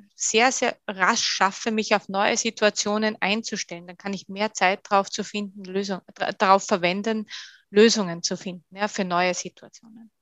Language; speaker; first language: German; native; German